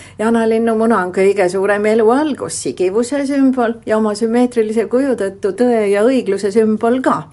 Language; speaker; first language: Estonian; native; Estonian